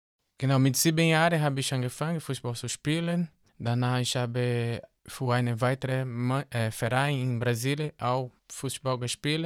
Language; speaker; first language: German; non-native, learner; Portuguese